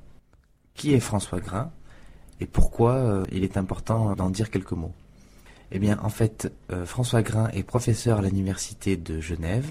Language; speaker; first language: French; native; French